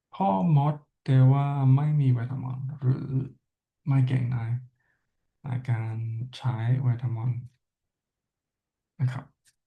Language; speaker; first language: Thai; non-native, learner; English